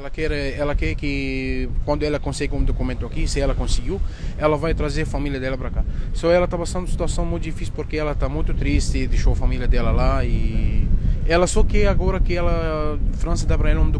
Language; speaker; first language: Portuguese; non-native, fluent; Arabic